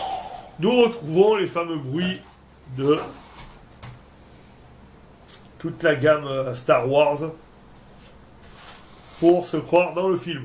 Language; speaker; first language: French; native; French